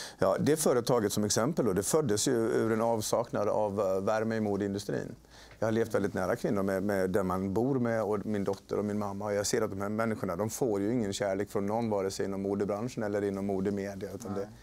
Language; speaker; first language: Swedish; native; Swedish